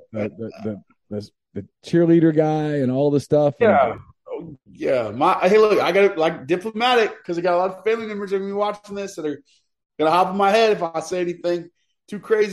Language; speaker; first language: English; native; English